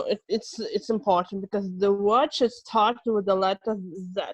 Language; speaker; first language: English; non-native, fluent; Russian